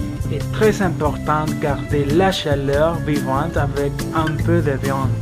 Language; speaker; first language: French; non-native, learner; Spanish